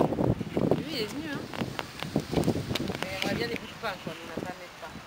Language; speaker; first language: French; native; French